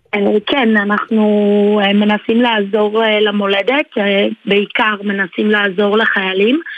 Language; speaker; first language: Hebrew; early bilingual, other home language; Armenian